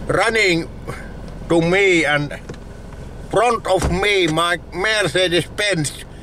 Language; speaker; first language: English; non-native, learner; Finnish